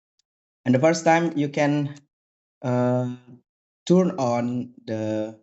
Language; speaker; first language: English; non-native, learner; Indonesian